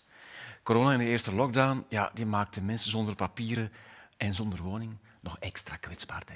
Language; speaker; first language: Dutch; native; Dutch